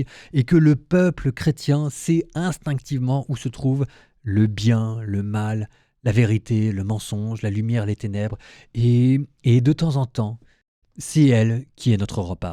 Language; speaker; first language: French; native; French